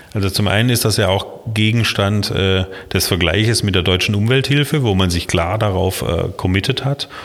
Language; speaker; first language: German; native; German